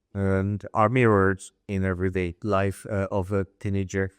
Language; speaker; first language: English; non-native, fluent; Hungarian